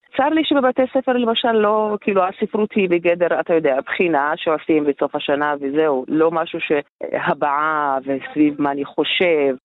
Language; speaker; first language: Hebrew; non-native, local second language; Arabic